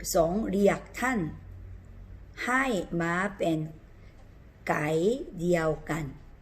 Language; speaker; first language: Thai; non-native, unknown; Korean